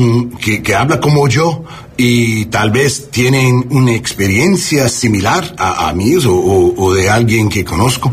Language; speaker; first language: Spanish; non-native, learner; English